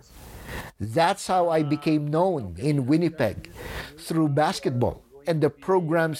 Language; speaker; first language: English; non-native, local second language; Filipino